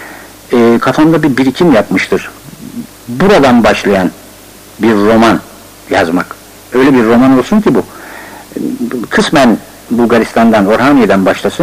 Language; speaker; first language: Turkish; native; Turkish